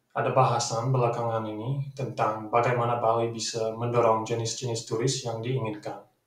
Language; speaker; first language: Indonesian; non-native, fluent; English